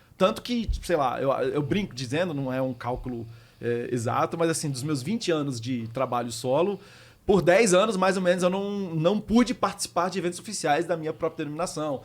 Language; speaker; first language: Portuguese; early bilingual, heritage; Portuguese